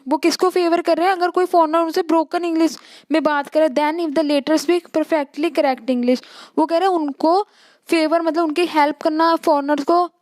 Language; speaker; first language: Hindi; native; Hindi